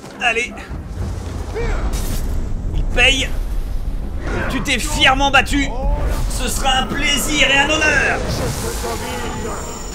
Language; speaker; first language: French; native; French